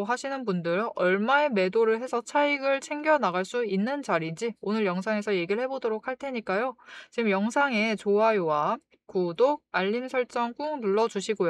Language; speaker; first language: Korean; native; Korean